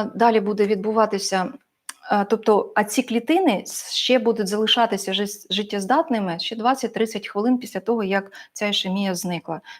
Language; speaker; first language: Ukrainian; non-native, local second language; Russian